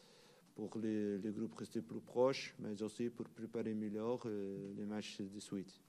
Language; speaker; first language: French; non-native, learner; Portuguese